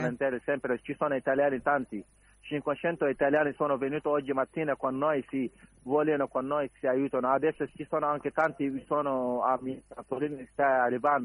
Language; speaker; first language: Italian; non-native, learner; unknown